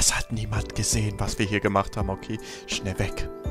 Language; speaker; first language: German; native; German